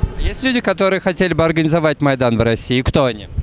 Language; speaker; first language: Russian; native; Russian